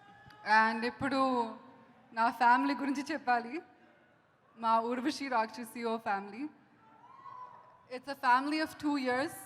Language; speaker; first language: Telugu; non-native, fluent; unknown